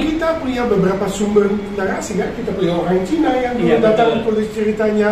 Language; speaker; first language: Indonesian; non-native, fluent; Dutch